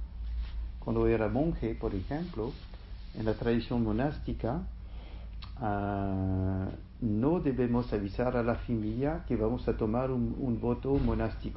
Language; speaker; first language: Spanish; non-native, fluent; French